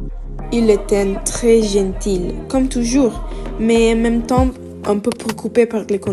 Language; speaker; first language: French; non-native, learner; Italian